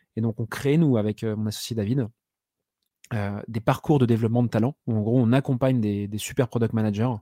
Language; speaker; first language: French; native; French